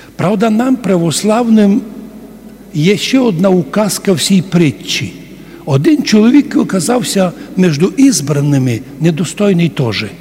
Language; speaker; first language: Ukrainian; native; Ukrainian